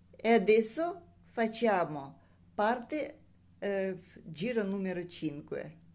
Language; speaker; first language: Italian; non-native, learner; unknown